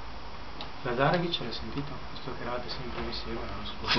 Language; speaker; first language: Italian; native; Italian